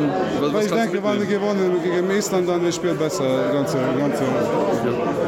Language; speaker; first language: German; non-native, learner; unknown